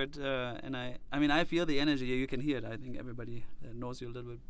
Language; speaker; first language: English; non-native, fluent; German